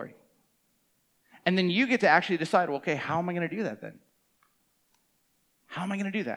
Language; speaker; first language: English; native; English